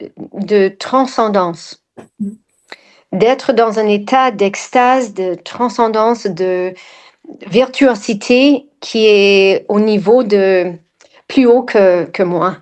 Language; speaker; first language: French; non-native, fluent; English